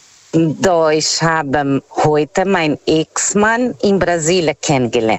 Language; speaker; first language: German; non-native, fluent; Portuguese